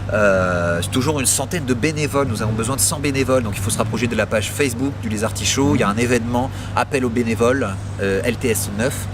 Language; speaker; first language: French; native; French